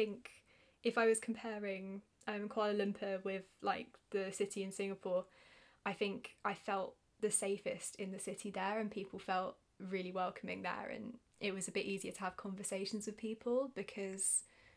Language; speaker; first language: English; native; English